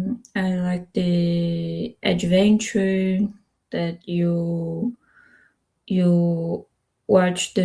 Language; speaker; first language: English; non-native, learner; Spanish